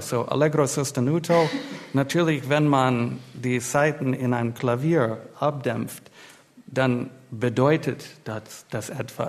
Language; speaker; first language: German; non-native, fluent; English